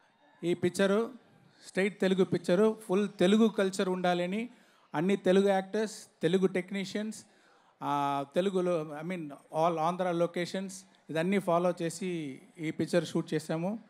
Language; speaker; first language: Telugu; non-native, local second language; Tamil